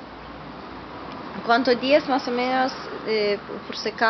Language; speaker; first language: Spanish; non-native, learner; Italian